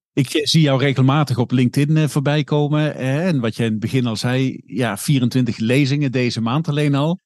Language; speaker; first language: Dutch; native; Dutch